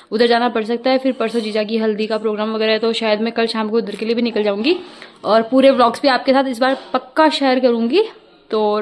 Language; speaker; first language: Hindi; non-native, local second language; Rajasthani